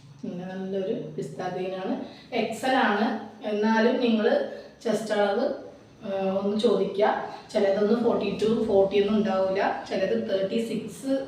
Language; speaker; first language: Malayalam; native; Malayalam